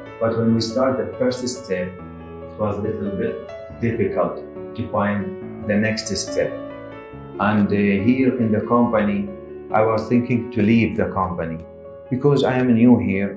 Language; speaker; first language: English; non-native, fluent; Arabic